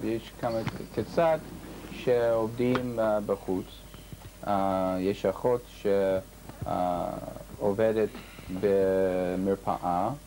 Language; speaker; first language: Hebrew; non-native, learner; English